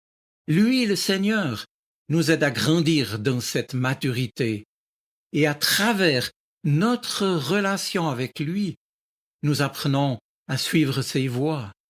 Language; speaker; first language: French; native; French